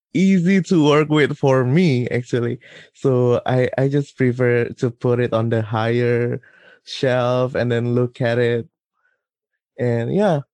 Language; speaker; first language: English; non-native, fluent; Indonesian